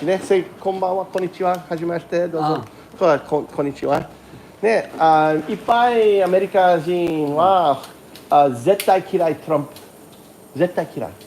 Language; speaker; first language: Japanese; non-native, learner; English